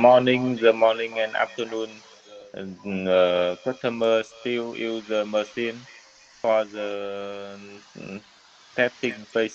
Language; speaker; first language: English; non-native, learner; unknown